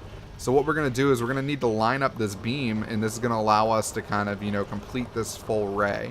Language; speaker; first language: English; native; English